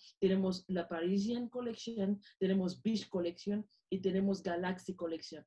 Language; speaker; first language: Spanish; non-native, local second language; Fang